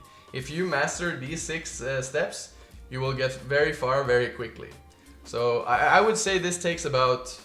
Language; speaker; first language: English; non-native, fluent; Norwegian